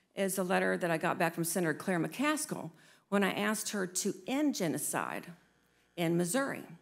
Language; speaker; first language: English; native; English